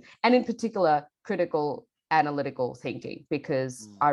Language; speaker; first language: English; non-native, local second language; Bangla